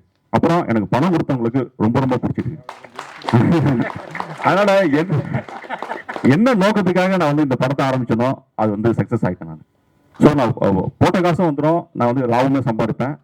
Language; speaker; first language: Tamil; native; Tamil